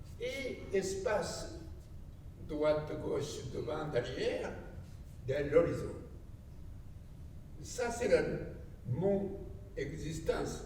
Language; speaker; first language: French; non-native, learner; Japanese